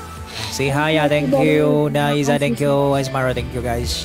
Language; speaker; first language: English; non-native, learner; Chinese